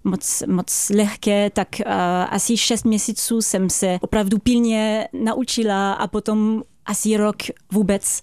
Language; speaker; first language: Czech; non-native, fluent; French